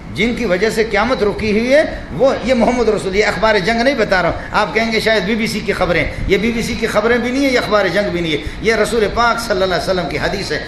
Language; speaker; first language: Urdu; non-native, local second language; Brahui